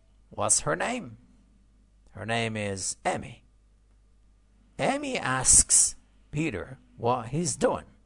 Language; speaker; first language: English; non-native, fluent; Persian